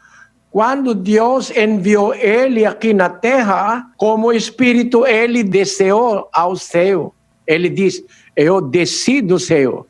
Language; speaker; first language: Portuguese; non-native, learner; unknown